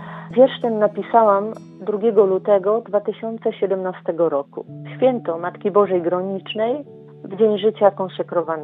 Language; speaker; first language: Polish; native; Polish